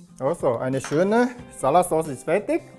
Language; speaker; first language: German; non-native, learner; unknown